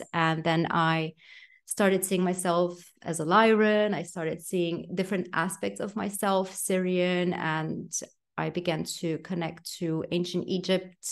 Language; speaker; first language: English; non-native, fluent; Romanian